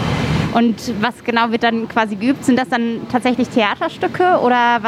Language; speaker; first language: German; native; German